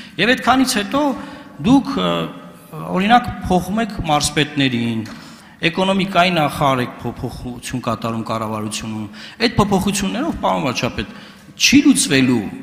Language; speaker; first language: Armenian; native; Armenian